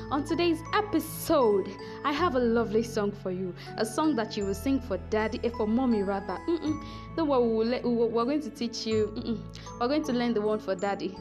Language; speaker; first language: English; non-native, local second language; Yoruba